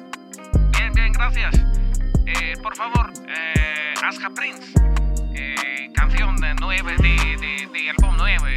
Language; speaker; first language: Spanish; non-native, learner; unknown